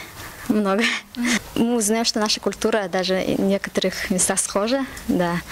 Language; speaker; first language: Russian; non-native, local second language; Yakut